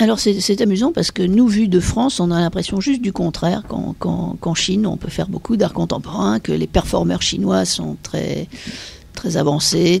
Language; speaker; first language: French; native; French